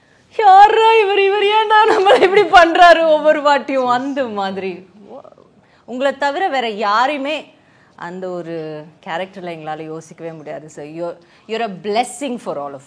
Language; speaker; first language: Tamil; native; Tamil